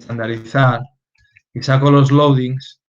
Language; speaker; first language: Spanish; native; Spanish